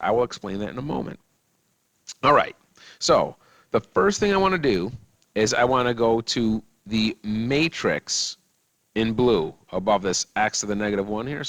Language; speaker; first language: English; native; English